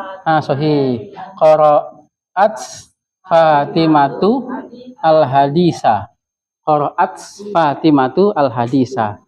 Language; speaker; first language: Arabic; non-native, fluent; Indonesian